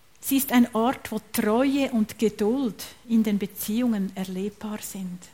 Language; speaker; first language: German; native; German